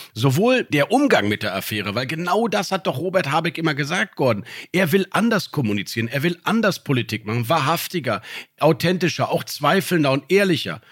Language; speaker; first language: German; native; German